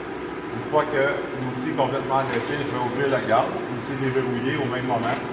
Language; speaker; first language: French; native; French